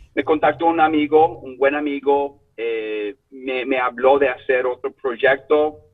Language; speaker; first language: Spanish; non-native, fluent; English